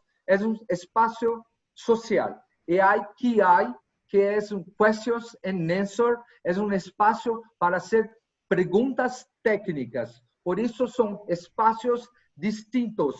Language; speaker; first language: Spanish; non-native, fluent; Portuguese